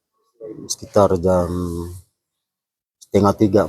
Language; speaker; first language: Indonesian; non-native, local second language; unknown